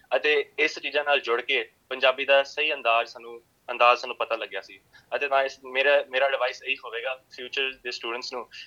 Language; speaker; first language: Punjabi; early bilingual, heritage; Punjabi